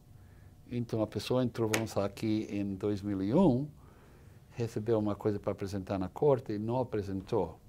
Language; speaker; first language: Portuguese; non-native, fluent; English